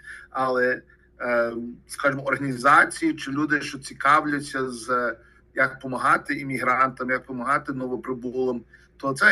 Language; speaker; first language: Ukrainian; early bilingual, heritage; Ukrainian